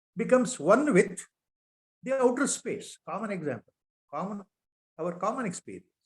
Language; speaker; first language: English; non-native, local second language; Kannada